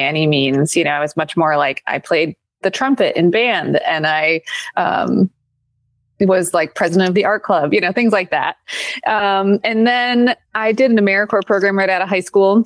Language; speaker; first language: English; native; English